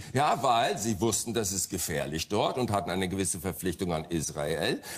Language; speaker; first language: German; non-native, fluent; English